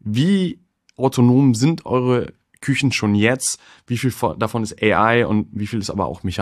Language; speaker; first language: German; native; German